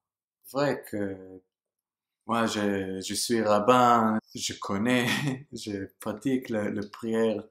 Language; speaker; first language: French; non-native, learner; English